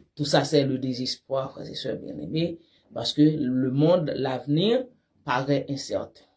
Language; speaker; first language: French; non-native, local second language; Haitian Creole